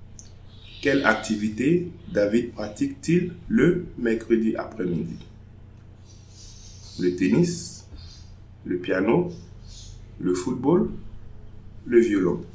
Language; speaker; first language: French; non-native, fluent; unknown